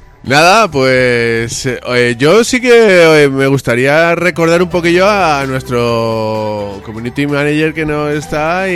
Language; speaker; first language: Spanish; native; Spanish